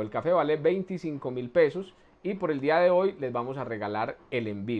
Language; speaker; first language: Spanish; native; Spanish